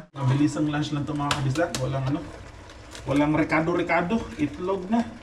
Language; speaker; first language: Filipino; non-native, local second language; Cebuano